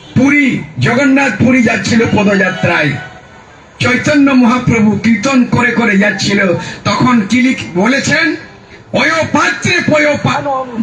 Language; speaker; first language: Bangla; non-native, local second language; Santali